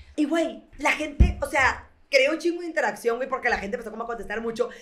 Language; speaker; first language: Spanish; native; Spanish